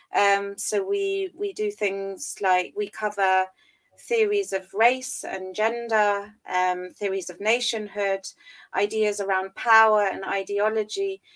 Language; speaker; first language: English; native; English